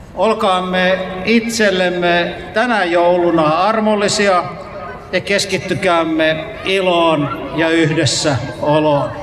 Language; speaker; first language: Finnish; native; Finnish